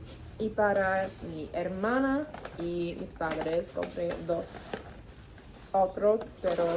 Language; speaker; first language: Spanish; non-native, learner; English